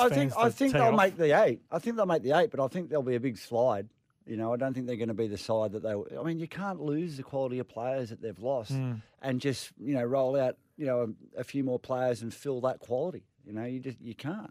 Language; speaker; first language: English; native; English